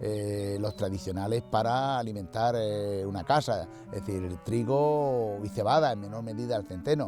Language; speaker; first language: Spanish; native; Spanish